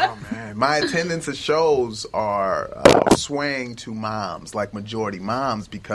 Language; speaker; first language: English; native; English